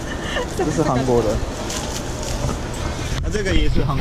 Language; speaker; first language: Chinese; non-native, learner; Japanese